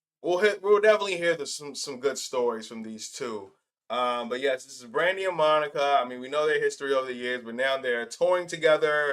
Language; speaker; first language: English; native; English